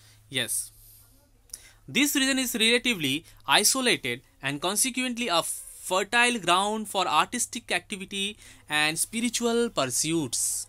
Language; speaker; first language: English; non-native, local second language; Bangla